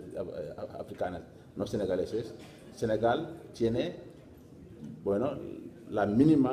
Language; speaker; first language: Spanish; non-native, fluent; Wolof